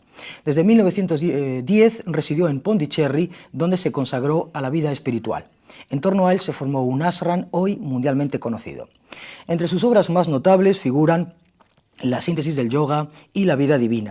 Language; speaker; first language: Spanish; native; Spanish